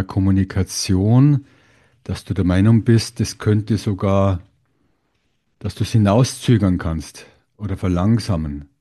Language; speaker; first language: German; native; German